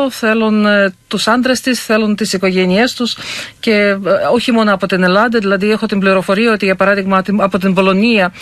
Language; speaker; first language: Greek; non-native, fluent; Ukrainian